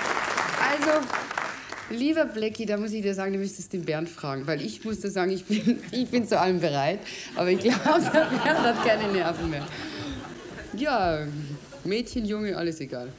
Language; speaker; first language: German; native; German